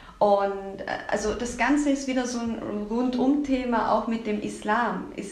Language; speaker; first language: German; early bilingual, other home language; Turkish